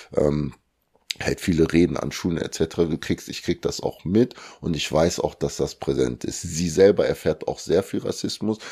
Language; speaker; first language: German; early bilingual, other home language; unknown